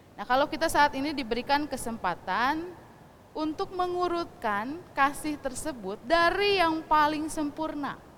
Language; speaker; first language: Indonesian; non-native, local second language; Sundanese